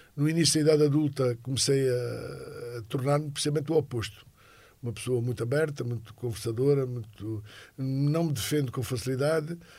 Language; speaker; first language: Portuguese; native; Portuguese